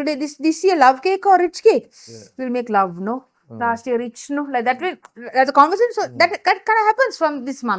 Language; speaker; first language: English; non-native, local second language; Sinhala